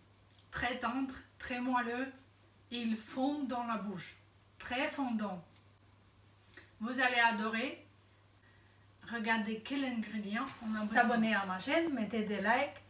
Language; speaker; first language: French; non-native, fluent; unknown